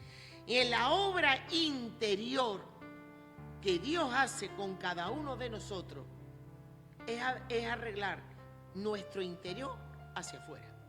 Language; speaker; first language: Spanish; native; Spanish